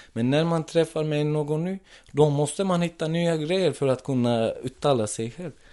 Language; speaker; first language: Swedish; non-native, fluent; Turkish